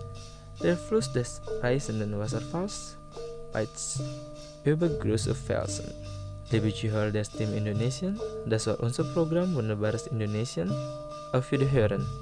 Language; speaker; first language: German; non-native, fluent; Indonesian